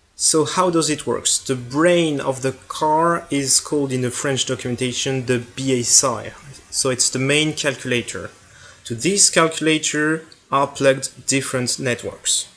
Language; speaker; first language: English; non-native, fluent; French